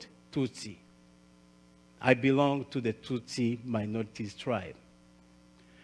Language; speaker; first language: English; non-native, local second language; Kinyarwanda